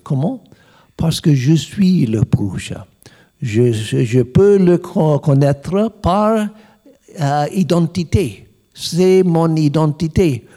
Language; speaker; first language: French; non-native, learner; English